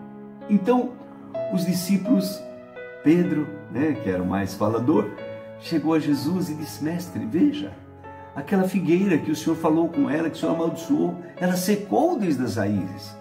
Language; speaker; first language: Portuguese; native; Portuguese